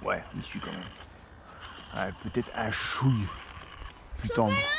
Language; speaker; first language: French; native; French